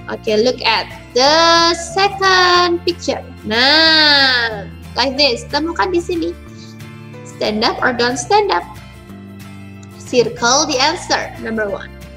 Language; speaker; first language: English; non-native, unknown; Indonesian